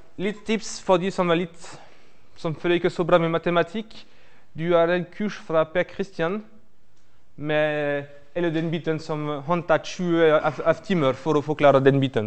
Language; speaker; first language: Norwegian; non-native, fluent; French